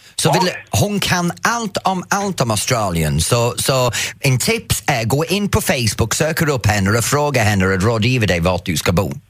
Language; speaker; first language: Swedish; non-native, fluent; English